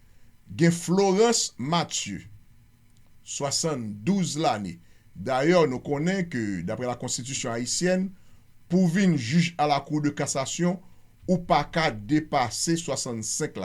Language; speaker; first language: Haitian Creole; native; Haitian Creole